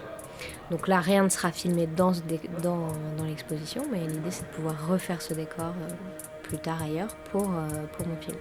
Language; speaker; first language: French; native; French